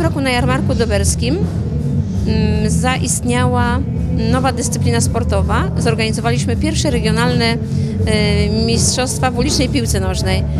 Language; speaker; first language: Polish; native; Polish